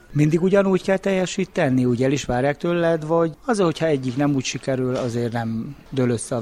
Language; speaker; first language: Hungarian; native; Hungarian